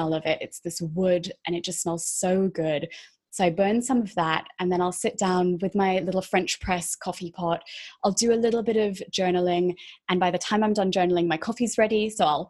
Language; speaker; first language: English; native; English